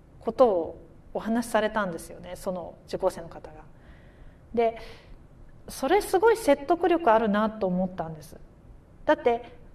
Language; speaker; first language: Japanese; native; Japanese